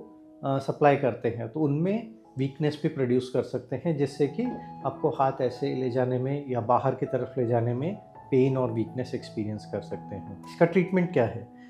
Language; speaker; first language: Hindi; native; Hindi